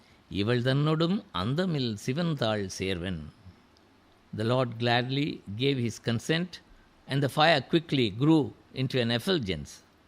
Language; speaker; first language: English; non-native, local second language; Tamil